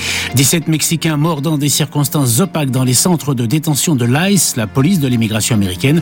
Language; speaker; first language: French; native; French